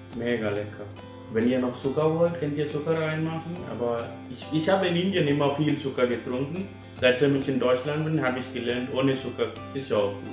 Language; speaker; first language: German; non-native, fluent; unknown